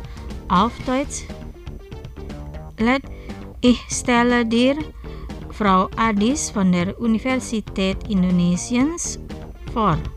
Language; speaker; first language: German; non-native, fluent; Indonesian